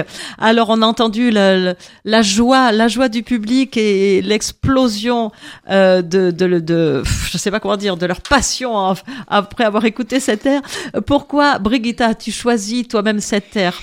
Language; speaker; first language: French; native; French